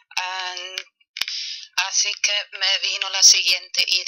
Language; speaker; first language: Spanish; non-native, fluent; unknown